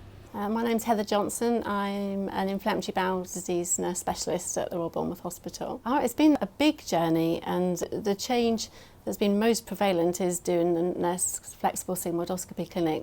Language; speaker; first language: English; native; English